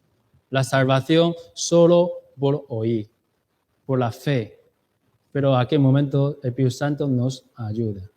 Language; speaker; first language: Spanish; non-native, learner; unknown